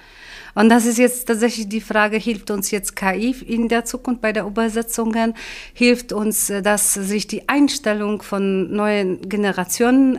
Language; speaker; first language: German; non-native, fluent; Polish